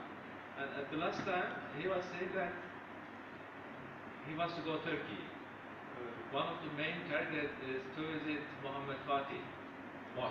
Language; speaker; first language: English; non-native, fluent; Turkish